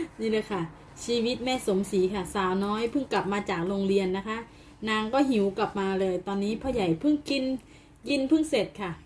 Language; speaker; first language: Thai; native; Thai